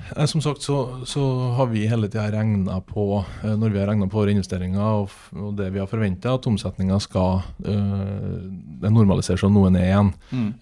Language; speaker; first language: Norwegian; native; Norwegian